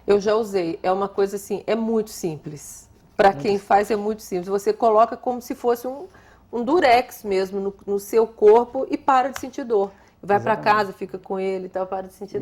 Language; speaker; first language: Portuguese; native; Portuguese